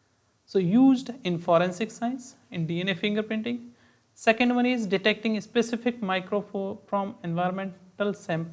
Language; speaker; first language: English; non-native, local second language; Hindi